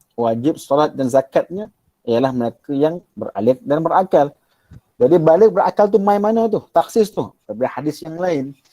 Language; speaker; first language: Malay; native; Malay